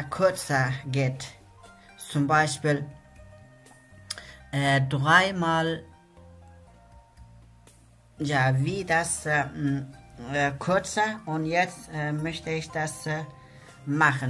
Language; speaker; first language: German; non-native, learner; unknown